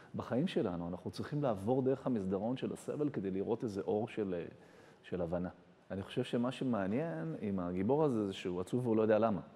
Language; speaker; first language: Hebrew; native; Hebrew